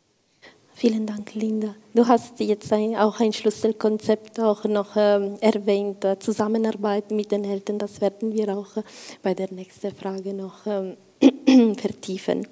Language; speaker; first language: German; non-native, fluent; Italian